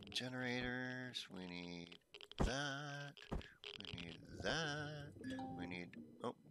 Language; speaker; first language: English; native; English